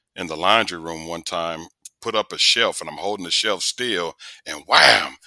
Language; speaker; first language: English; native; English